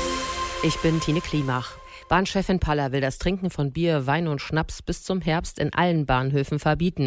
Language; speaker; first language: German; native; German